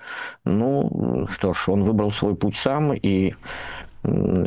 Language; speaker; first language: Russian; native; Russian